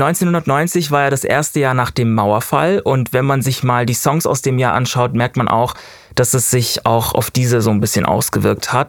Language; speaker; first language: German; native; German